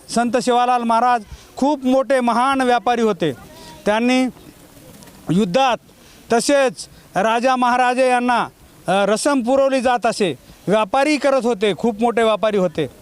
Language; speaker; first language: Marathi; non-native, local second language; Lambadi